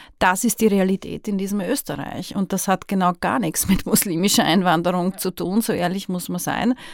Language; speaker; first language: German; native; German